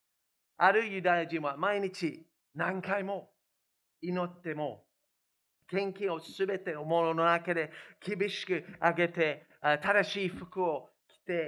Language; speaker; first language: Japanese; non-native, fluent; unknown